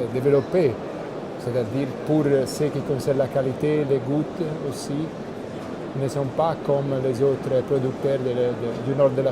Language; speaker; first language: French; non-native, fluent; Italian